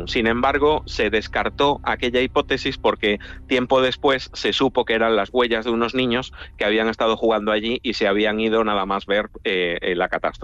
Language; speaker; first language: Spanish; native; Spanish